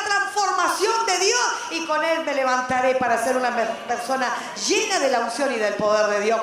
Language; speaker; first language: Spanish; native; Spanish